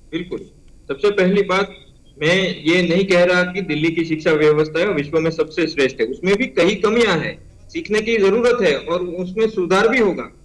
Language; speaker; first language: Hindi; non-native, local second language; Gujarati